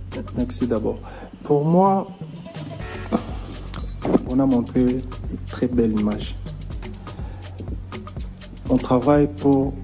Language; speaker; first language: French; non-native, local second language; Lingala